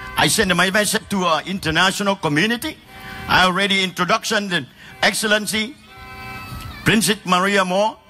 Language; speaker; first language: English; non-native, learner; Vietnamese